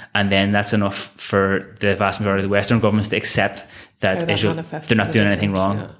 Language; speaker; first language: English; native; English